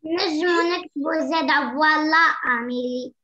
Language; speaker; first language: French; non-native, learner; Arabic